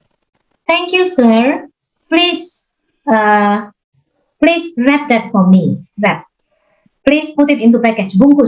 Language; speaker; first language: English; non-native, fluent; Indonesian